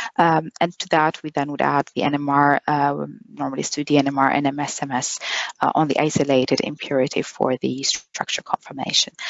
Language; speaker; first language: English; non-native, fluent; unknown